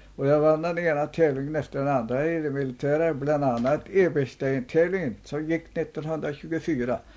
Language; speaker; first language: Swedish; native; Swedish